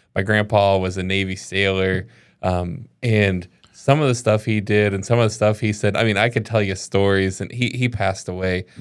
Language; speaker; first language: English; native; English